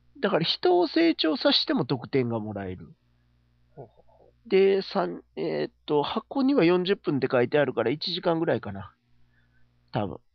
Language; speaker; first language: Japanese; native; Japanese